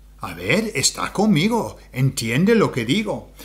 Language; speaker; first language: Spanish; non-native, fluent; English